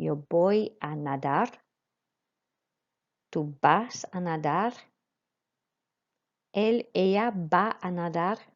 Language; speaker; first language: Spanish; non-native, fluent; English